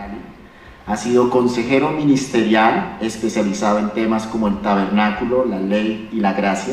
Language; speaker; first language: Spanish; native; Spanish